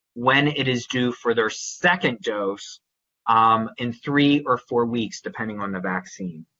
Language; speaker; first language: English; native; English